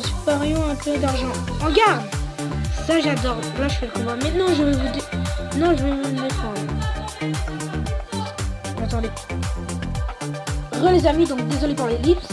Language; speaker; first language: French; native; French